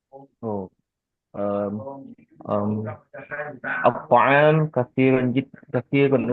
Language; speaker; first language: Arabic; non-native, learner; Indonesian